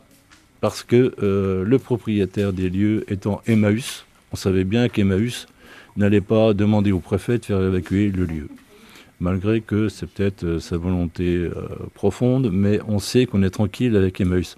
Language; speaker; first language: French; native; French